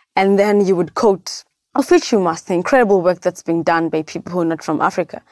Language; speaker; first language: English; non-native, local second language; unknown